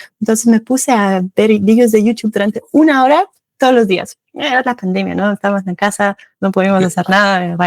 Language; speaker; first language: Spanish; non-native, fluent; German